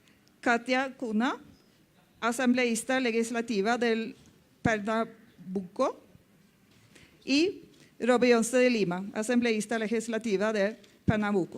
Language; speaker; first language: Spanish; non-native, fluent; Norwegian